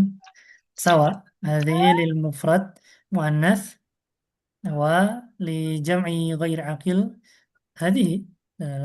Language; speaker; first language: Arabic; non-native, fluent; Indonesian